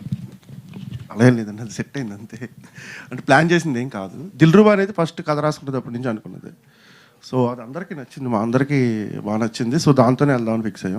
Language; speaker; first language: Telugu; native; Telugu